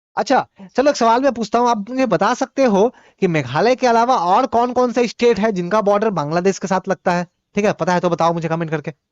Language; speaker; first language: Hindi; non-native, local second language; Bhojpuri